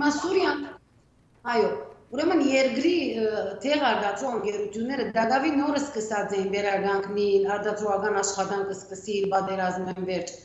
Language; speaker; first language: Armenian; early bilingual, heritage; Armenian